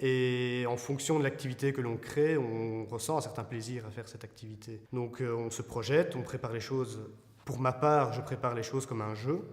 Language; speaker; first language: French; native; French